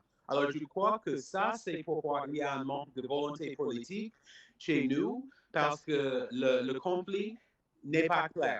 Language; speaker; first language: French; non-native, fluent; English